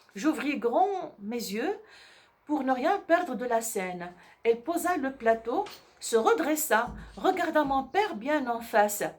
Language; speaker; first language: French; non-native, local second language; Arabic